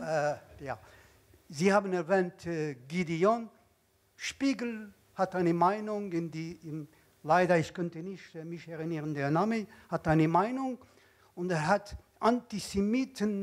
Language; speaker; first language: German; non-native, learner; Arabic